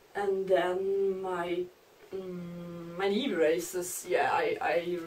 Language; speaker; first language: English; non-native, fluent; Polish